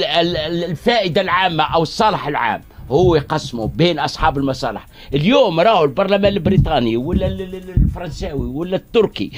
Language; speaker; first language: Arabic; native; Arabic